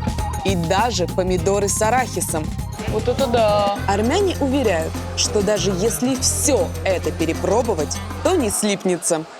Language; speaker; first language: Russian; native; Russian